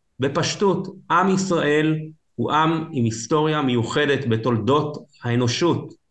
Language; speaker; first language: Hebrew; native; Hebrew